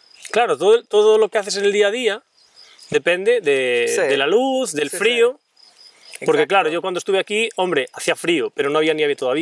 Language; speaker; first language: Spanish; native; Spanish